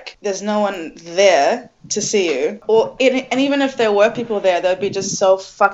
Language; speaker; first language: English; native; English